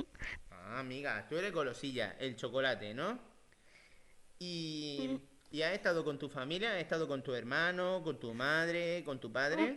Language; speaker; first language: Spanish; native; Spanish